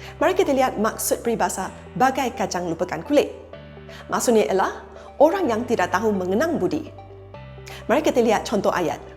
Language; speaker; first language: Malay; non-native, local second language; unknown